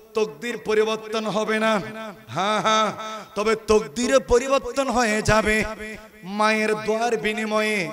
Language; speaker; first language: Bangla; native; Bangla